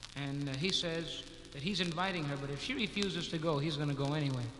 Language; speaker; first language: English; native; English